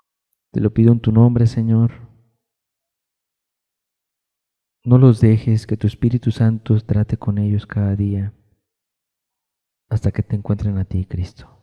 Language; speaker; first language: Spanish; native; Spanish